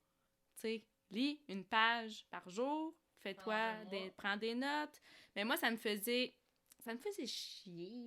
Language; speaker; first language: French; early bilingual, other home language; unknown